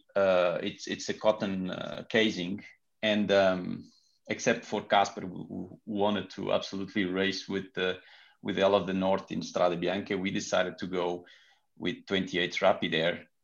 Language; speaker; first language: English; non-native, fluent; Portuguese